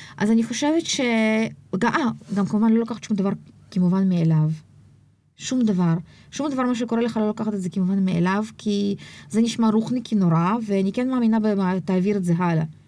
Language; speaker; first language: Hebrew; early bilingual, other home language; Russian